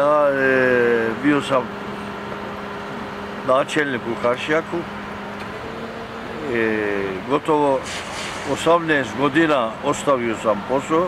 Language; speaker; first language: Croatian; early bilingual, heritage; Turkish